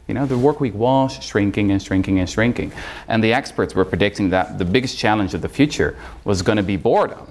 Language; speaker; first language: English; non-native, fluent; Dutch